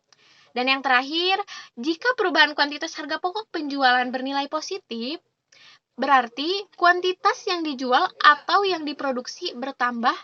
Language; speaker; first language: Indonesian; native; Indonesian